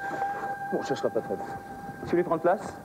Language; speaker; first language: French; native; French